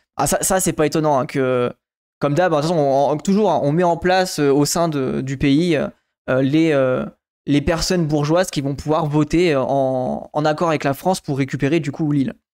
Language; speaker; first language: French; native; French